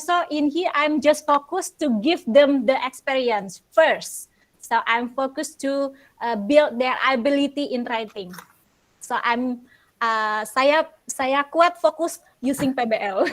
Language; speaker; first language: English; non-native, local second language; Indonesian